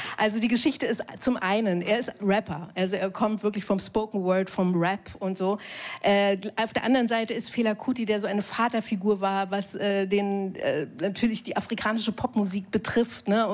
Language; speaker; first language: German; native; German